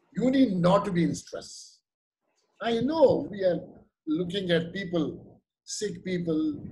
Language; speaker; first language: English; non-native, local second language; Kashmiri